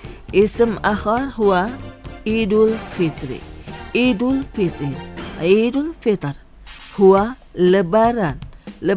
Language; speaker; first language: Arabic; non-native, fluent; Indonesian